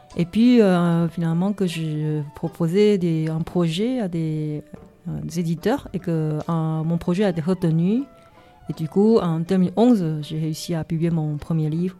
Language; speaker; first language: French; non-native, fluent; Chinese